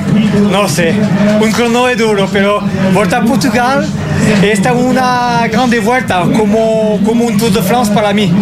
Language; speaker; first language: Spanish; non-native, learner; French